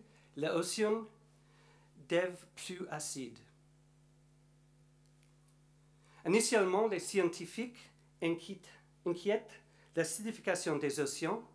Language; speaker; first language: French; non-native, learner; English